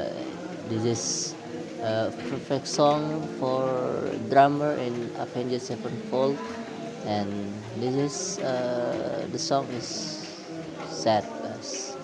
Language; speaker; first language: English; non-native, learner; Indonesian